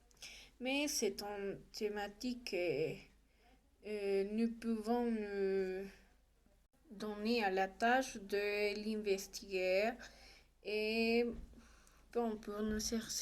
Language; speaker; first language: French; non-native, learner; Spanish